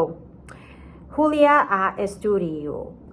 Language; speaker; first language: Spanish; non-native, fluent; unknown